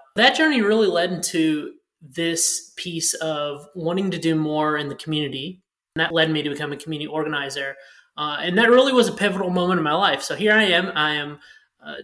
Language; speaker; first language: English; native; English